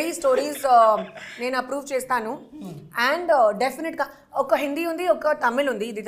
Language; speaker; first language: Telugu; non-native, learner; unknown